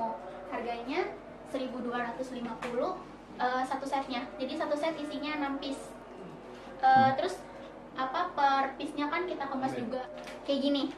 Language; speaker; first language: Indonesian; native; Indonesian